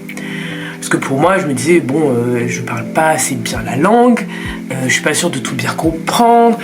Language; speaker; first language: French; native; French